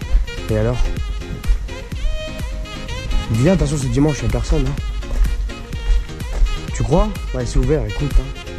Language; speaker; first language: French; native; French